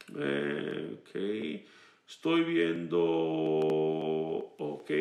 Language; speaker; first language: Spanish; early bilingual, heritage; Spanish